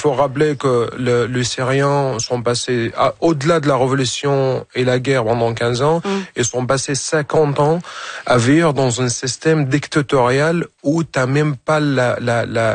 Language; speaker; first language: French; non-native, fluent; Arabic